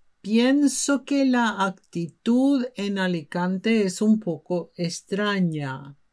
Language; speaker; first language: Spanish; non-native, fluent; Norwegian